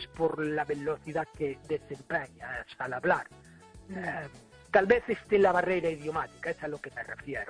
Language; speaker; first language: Spanish; non-native, fluent; English